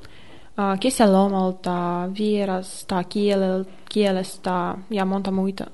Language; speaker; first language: Finnish; non-native, learner; Russian